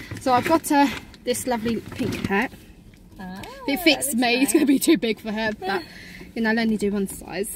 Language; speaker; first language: English; native; English